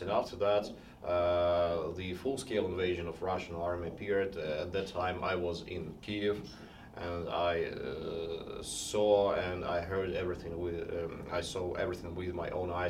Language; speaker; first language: English; non-native, fluent; Ukrainian